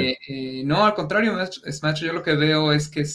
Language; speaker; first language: Spanish; native; Spanish